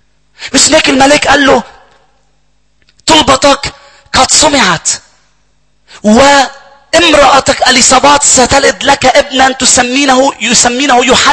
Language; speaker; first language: Arabic; native; Arabic